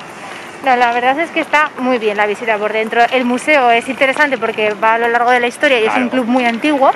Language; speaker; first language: Spanish; native; Spanish